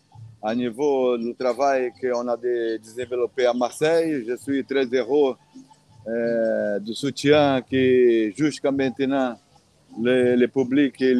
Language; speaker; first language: French; non-native, fluent; Portuguese